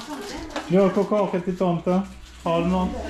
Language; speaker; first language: Swedish; native; Swedish